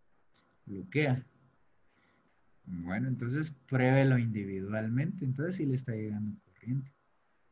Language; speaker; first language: Spanish; native; Spanish